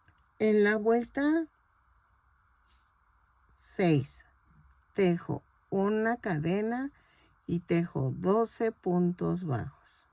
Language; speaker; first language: Spanish; native; Spanish